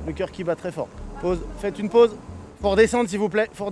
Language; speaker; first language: French; native; French